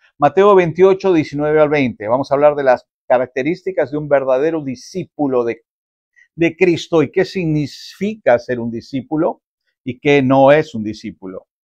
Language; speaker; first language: Spanish; native; Spanish